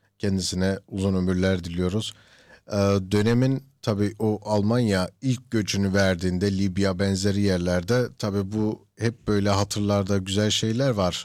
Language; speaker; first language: Turkish; early bilingual, heritage; Turkish